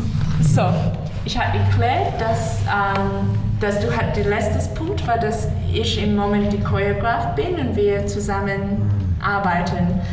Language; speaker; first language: German; non-native, learner; English